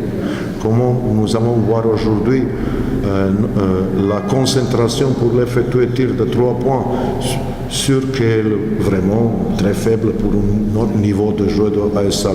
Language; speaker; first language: French; non-native, learner; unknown